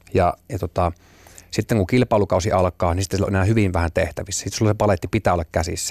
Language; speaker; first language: Finnish; native; Finnish